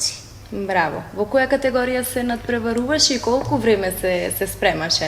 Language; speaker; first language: Macedonian; native; Macedonian